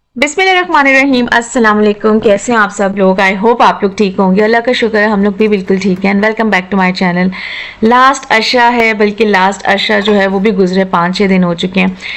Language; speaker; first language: Urdu; native; Urdu